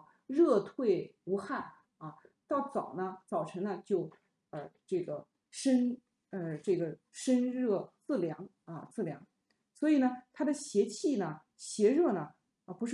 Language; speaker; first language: Chinese; native; Chinese